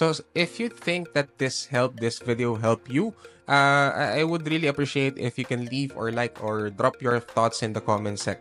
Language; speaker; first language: English; non-native, local second language; Filipino